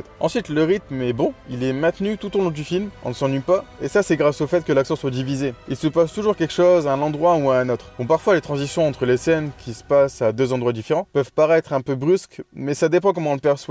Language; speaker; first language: French; native; French